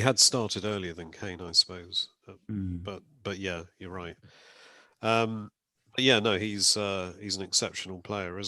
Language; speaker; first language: English; native; English